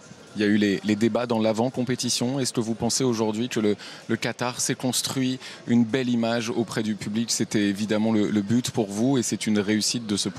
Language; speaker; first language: French; native; French